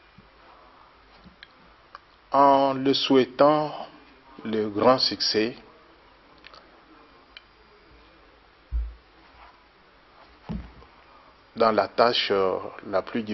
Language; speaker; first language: French; non-native, local second language; Luba-Lulua